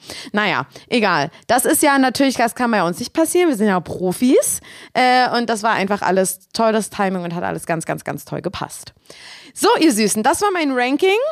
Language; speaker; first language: German; native; German